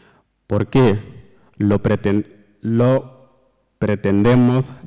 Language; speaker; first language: Spanish; non-native, learner; Fula